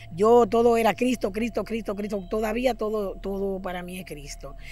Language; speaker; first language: Spanish; native; Spanish